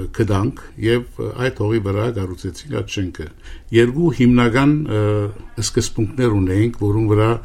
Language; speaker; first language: Armenian; early bilingual, heritage; Armenian